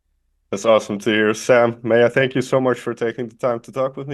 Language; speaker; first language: English; non-native, fluent; Dutch